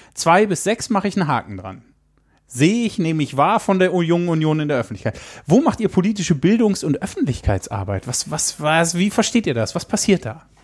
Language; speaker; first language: German; native; German